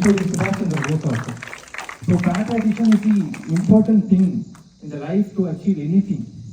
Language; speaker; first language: English; non-native, local second language; Tamil